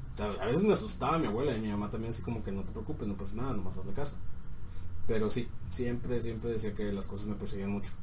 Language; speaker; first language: Spanish; native; Spanish